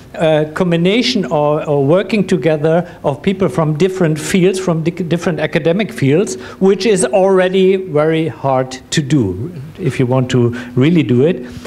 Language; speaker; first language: English; non-native, fluent; German